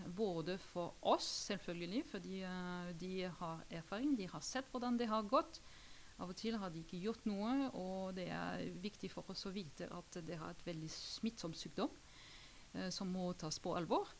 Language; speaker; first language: Norwegian; non-native, fluent; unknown